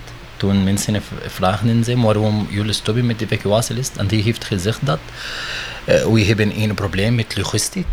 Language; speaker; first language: Dutch; non-native, learner; Arabic